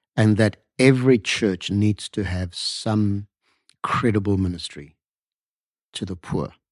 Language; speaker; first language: English; native; English